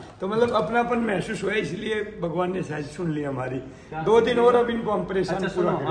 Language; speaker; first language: Hindi; native; Hindi